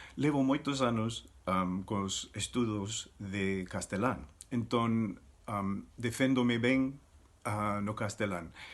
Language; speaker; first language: Galician; non-native, learner; English